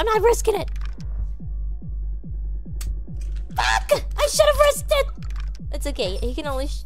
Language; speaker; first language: English; native; English